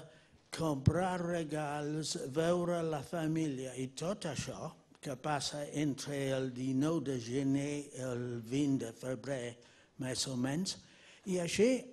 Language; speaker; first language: Catalan; non-native, fluent; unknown